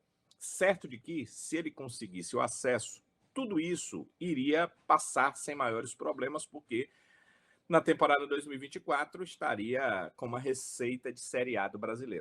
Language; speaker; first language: Portuguese; native; Portuguese